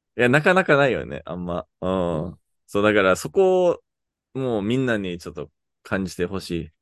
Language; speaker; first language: Japanese; non-native, fluent; English